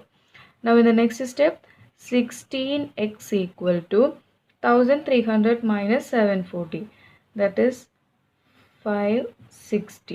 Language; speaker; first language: English; non-native, local second language; Malayalam